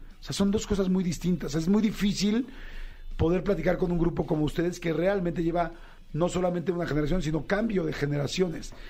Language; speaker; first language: Spanish; native; Spanish